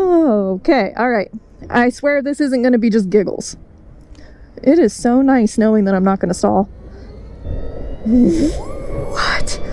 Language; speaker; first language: English; native; English